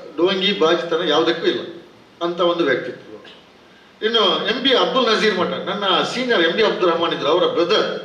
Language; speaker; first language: Kannada; non-native, local second language; Malayalam